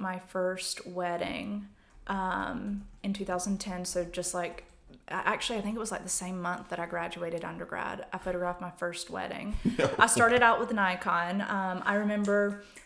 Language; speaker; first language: English; native; English